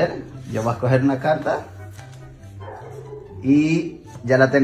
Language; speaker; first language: Spanish; native; Spanish